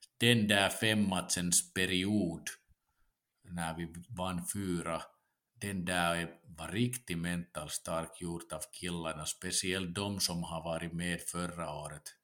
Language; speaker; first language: Swedish; non-native, local second language; Finnish